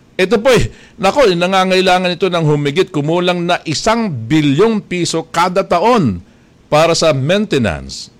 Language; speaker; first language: Filipino; native; Filipino